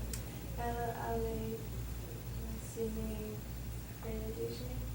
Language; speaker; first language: French; non-native, learner; English